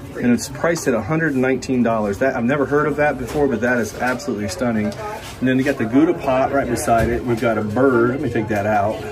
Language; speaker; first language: English; native; English